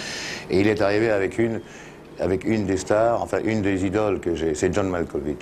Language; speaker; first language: French; native; French